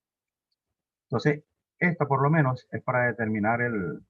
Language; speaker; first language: Spanish; native; Spanish